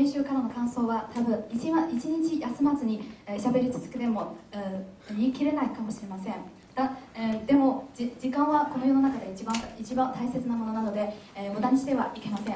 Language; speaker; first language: Japanese; non-native, fluent; Chinese